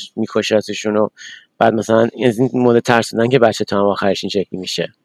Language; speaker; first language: Persian; early bilingual, other home language; English